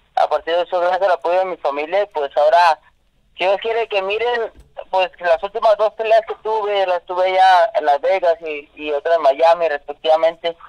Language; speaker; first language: Spanish; native; Spanish